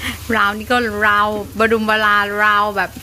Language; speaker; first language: Vietnamese; non-native, learner; Thai